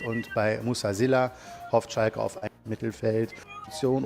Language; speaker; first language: German; native; German